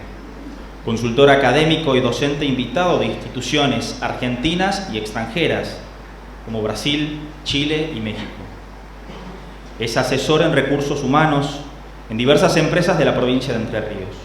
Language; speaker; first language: Spanish; native; Spanish